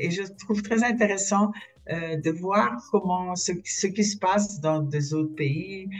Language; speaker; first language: French; non-native, fluent; Portuguese